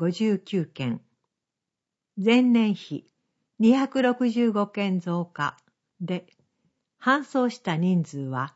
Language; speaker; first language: Japanese; native; Japanese